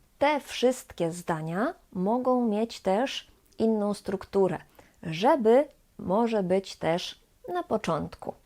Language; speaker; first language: Polish; native; Polish